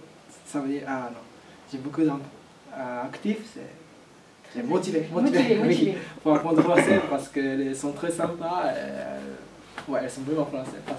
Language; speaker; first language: French; non-native, learner; Japanese